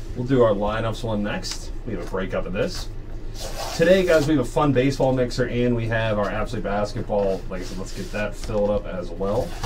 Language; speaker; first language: English; native; English